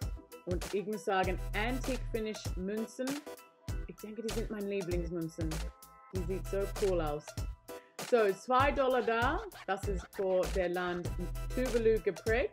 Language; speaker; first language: German; non-native, learner; English